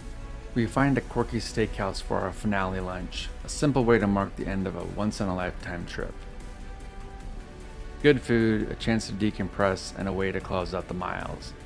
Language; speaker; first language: English; native; English